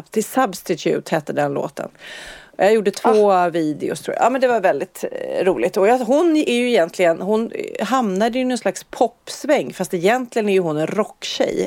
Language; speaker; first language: Swedish; native; Swedish